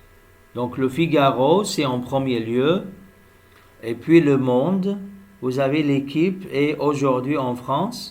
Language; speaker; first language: French; non-native, fluent; Arabic